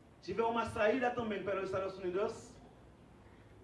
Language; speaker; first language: Portuguese; non-native, fluent; Haitian Creole